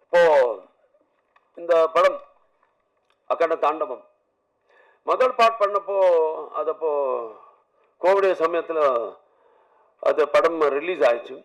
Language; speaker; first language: Tamil; non-native, learner; Telugu